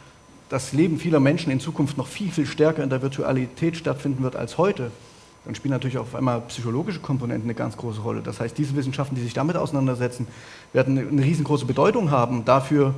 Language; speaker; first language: German; native; German